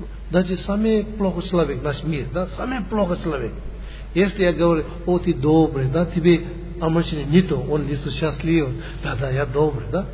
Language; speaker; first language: Russian; non-native, learner; Tibetan